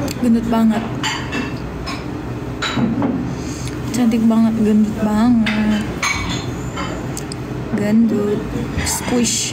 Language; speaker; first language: Indonesian; non-native, fluent; Turkish